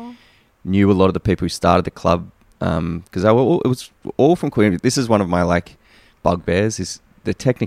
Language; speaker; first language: English; native; English